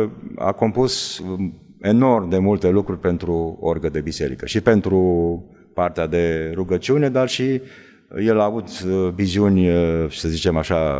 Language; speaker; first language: Romanian; native; Romanian